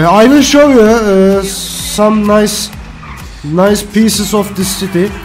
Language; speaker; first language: English; non-native, learner; Turkish